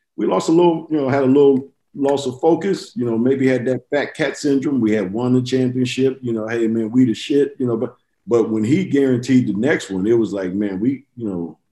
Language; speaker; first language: English; native; English